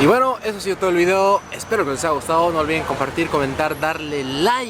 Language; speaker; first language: Spanish; native; Spanish